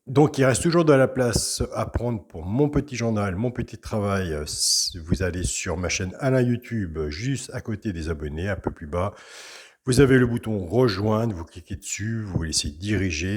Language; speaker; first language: French; native; French